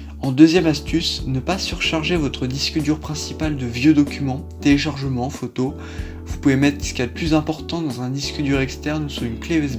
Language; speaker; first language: French; native; French